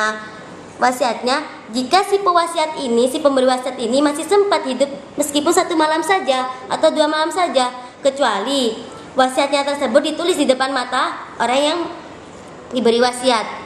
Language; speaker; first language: Indonesian; native; Indonesian